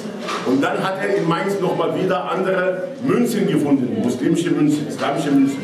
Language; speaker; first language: German; non-native, fluent; Arabic